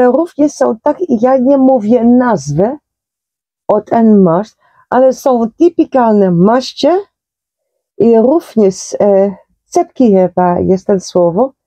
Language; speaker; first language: Polish; non-native, learner; Dutch